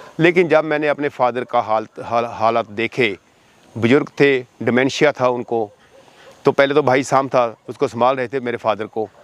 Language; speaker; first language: Hindi; non-native, local second language; Punjabi